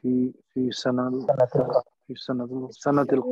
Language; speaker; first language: Arabic; non-native, learner; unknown